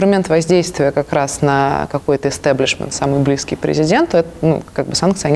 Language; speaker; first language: Russian; native; Russian